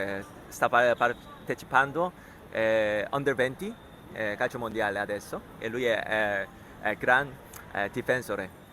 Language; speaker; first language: Italian; non-native, learner; Korean